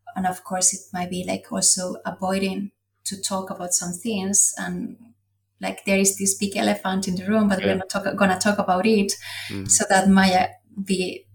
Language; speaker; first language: English; non-native, fluent; Spanish